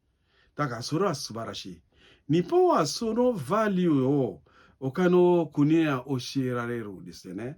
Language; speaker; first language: Japanese; non-native, learner; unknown